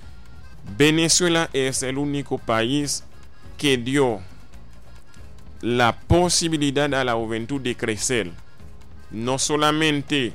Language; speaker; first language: Spanish; non-native, fluent; Haitian Creole